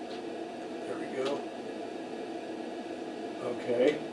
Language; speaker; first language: English; native; English